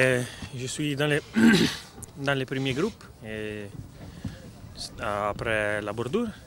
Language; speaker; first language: French; non-native, learner; Italian